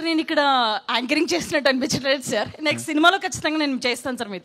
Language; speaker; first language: Telugu; native; Telugu